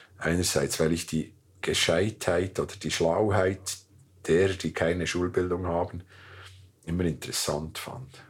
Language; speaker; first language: German; native; German